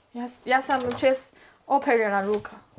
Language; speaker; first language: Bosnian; non-native, learner; Chinese